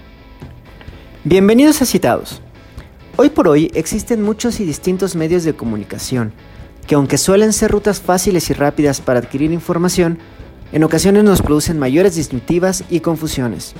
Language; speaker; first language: Spanish; native; Spanish